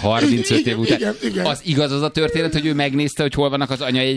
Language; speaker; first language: Hungarian; native; Hungarian